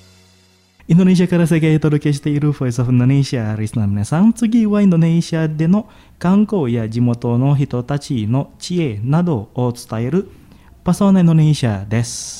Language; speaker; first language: Japanese; non-native, fluent; Indonesian